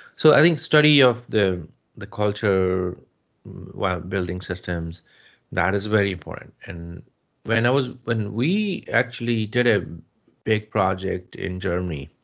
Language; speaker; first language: English; non-native, local second language; Punjabi